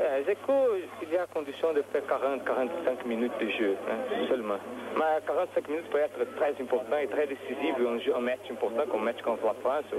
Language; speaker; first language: French; non-native, learner; Portuguese